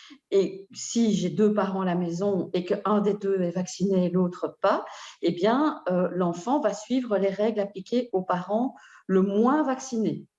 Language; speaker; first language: French; native; French